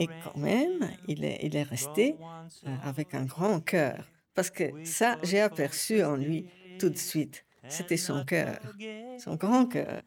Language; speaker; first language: French; non-native, fluent; Italian